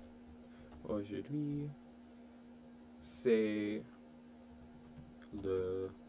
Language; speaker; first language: French; non-native, fluent; English